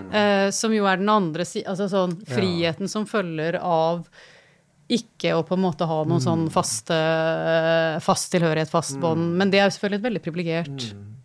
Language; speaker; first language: Norwegian; native; Norwegian